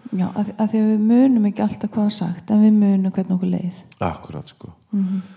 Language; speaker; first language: Icelandic; non-native, fluent; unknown